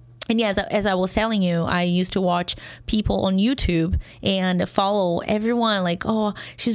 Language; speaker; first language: English; non-native, fluent; Portuguese